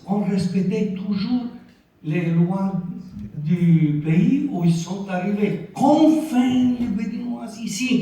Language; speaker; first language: French; non-native, local second language; Italian